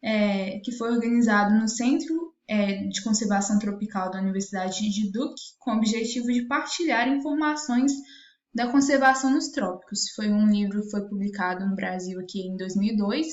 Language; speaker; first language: Portuguese; native; Portuguese